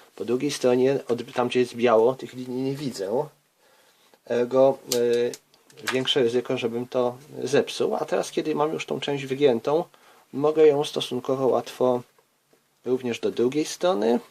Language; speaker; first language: Polish; native; Polish